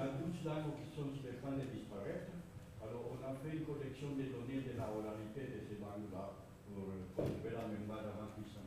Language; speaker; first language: French; non-native, fluent; Spanish